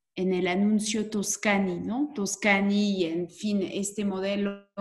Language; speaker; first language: Spanish; non-native, fluent; French